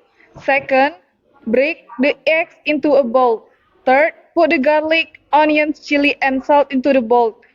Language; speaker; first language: English; non-native, learner; Indonesian